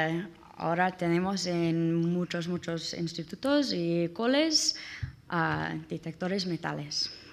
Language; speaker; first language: Spanish; non-native, learner; English